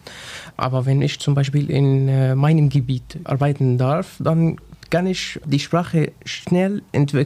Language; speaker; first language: German; non-native, learner; Arabic